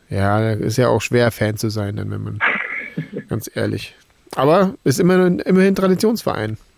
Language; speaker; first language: German; native; German